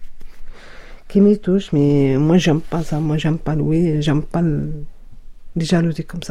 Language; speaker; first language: French; non-native, learner; Arabic